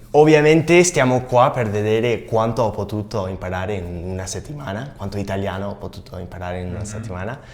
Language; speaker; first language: Italian; non-native, learner; English